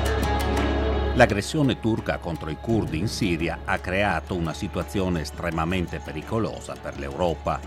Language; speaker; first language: Italian; native; Italian